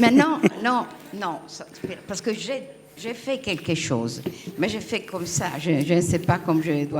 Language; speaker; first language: French; non-native, learner; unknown